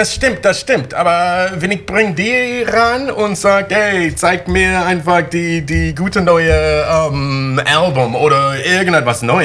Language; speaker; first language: German; non-native, fluent; English